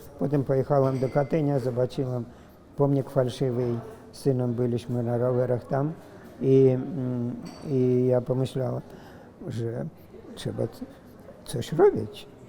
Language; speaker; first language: Polish; non-native, fluent; Russian